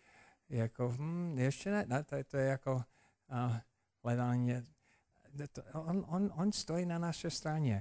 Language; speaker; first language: Czech; non-native, fluent; English